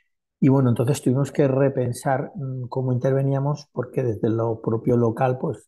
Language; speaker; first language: Spanish; native; Spanish